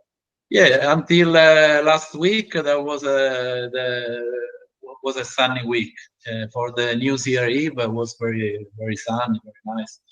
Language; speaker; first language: English; non-native, learner; Italian